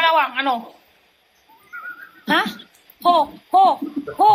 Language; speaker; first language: Filipino; non-native, learner; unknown